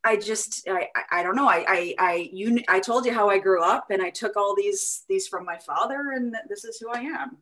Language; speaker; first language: English; native; English